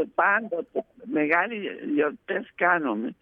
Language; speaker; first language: Greek; early bilingual, heritage; Greek